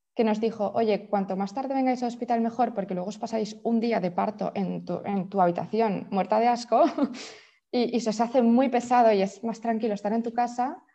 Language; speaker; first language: Spanish; native; Spanish